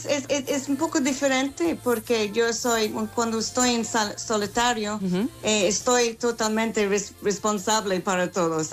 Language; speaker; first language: Spanish; non-native, fluent; English